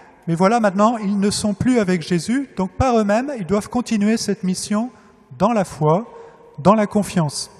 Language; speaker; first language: French; native; French